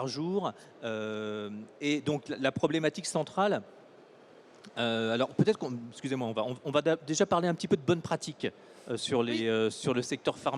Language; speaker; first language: French; native; French